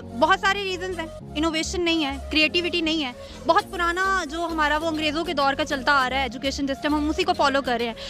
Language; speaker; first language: Urdu; non-native, local second language; Punjabi